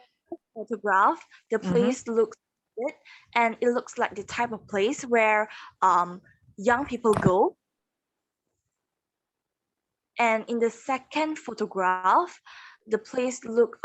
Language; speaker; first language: English; non-native, learner; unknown